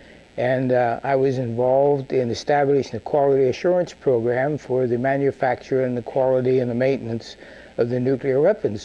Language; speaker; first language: English; native; English